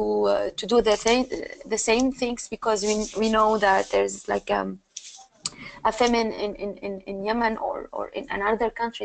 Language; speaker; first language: English; non-native, learner; Arabic